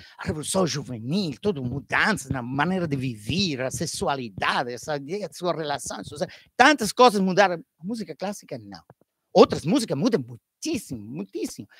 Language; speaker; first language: Portuguese; non-native, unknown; Italian